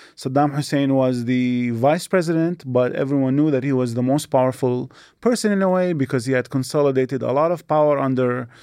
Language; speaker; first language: English; non-native, fluent; Arabic